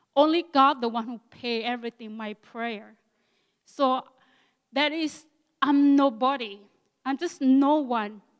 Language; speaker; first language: English; non-native, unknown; Akha